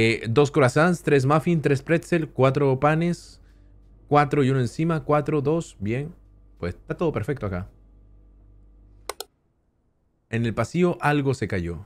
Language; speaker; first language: Spanish; native; Spanish